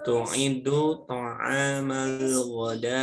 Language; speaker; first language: Arabic; non-native, learner; Indonesian